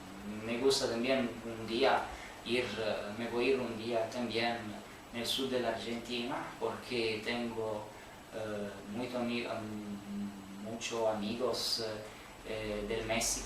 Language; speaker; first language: Spanish; non-native, learner; Italian